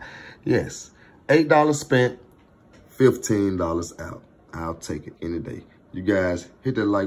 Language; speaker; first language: English; native; English